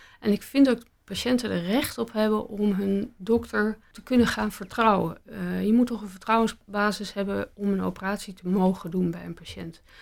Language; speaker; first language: Dutch; native; Dutch